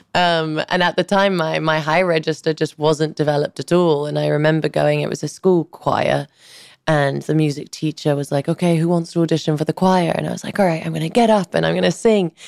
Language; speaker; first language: English; early bilingual, other home language; Albanian